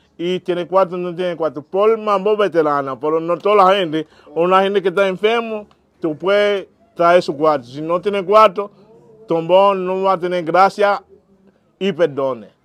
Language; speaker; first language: Spanish; non-native, learner; Haitian Creole